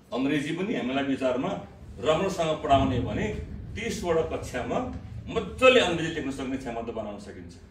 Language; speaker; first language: Nepali; non-native, local second language; Eastern Tamang